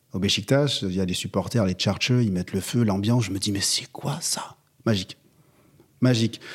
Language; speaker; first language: French; native; French